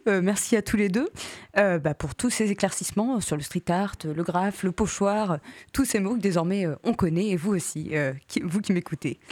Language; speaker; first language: French; native; French